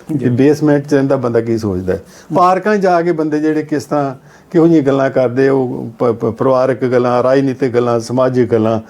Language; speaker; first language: Punjabi; native; Punjabi